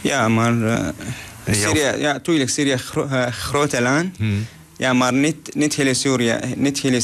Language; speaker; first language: Dutch; non-native, learner; Arabic